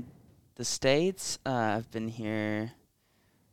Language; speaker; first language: English; non-native, fluent; Italian